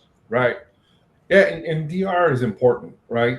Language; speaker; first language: English; native; English